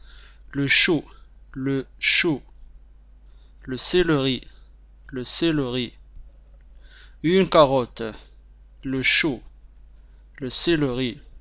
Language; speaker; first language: French; non-native, fluent; Arabic